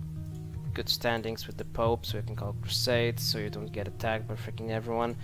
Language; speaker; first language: English; non-native, fluent; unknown